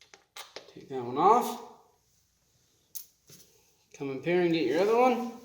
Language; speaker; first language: English; native; English